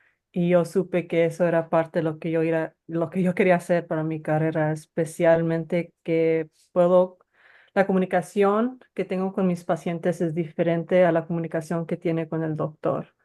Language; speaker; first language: Spanish; early bilingual, heritage; Spanish